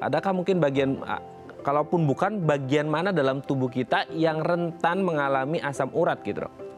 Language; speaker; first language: Indonesian; native; Indonesian